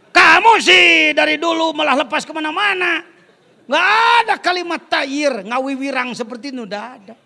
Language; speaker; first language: Indonesian; non-native, local second language; Sundanese